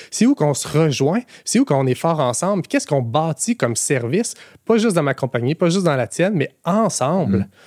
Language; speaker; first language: French; native; French